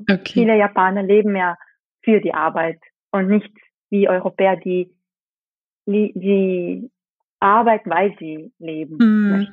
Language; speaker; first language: German; early bilingual, other home language; Japanese